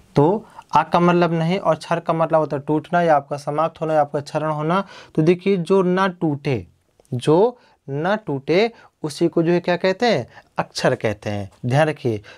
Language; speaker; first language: Hindi; native; Hindi